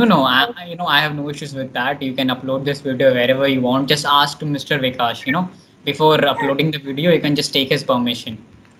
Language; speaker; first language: English; non-native, local second language; Hindi